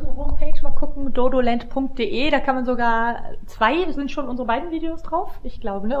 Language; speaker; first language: German; native; German